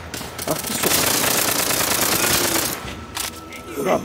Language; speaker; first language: Russian; native; Russian